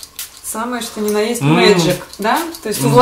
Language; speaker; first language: Russian; native; Russian